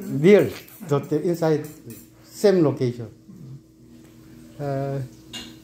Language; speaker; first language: English; non-native, learner; Korean